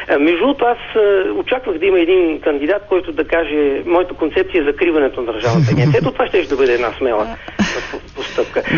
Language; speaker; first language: Bulgarian; native; Bulgarian